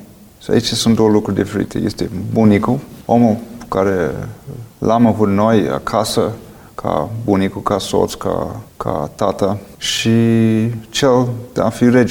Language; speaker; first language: Romanian; non-native, fluent; English